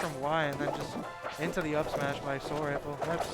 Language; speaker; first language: English; native; English